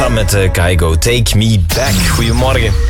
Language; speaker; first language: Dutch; native; Dutch